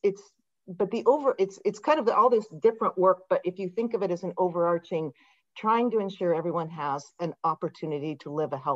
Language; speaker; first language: English; native; English